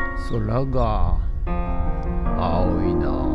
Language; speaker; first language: Japanese; native; Japanese